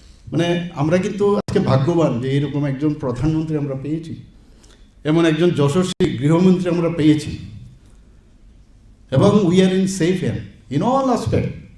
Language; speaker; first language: Bangla; native; Bangla